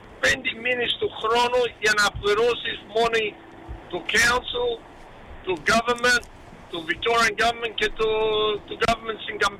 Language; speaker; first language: Greek; early bilingual, heritage; Greek